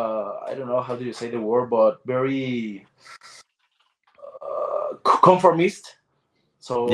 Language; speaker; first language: English; non-native, learner; Spanish